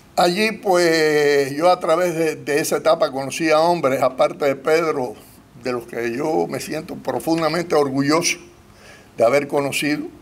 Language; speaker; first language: Spanish; native; Spanish